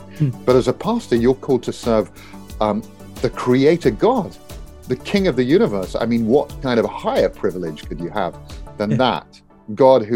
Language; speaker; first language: English; native; English